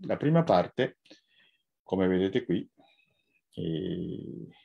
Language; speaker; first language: Italian; non-native, fluent; Japanese